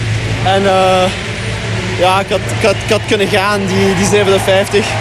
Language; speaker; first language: Dutch; non-native, local second language; French